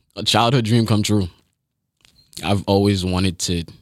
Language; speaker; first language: English; early bilingual, other home language; Haitian Creole